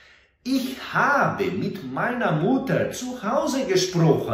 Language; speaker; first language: German; non-native, fluent; Portuguese